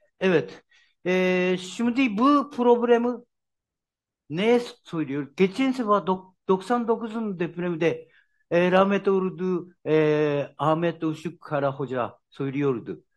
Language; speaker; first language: Turkish; non-native, learner; Japanese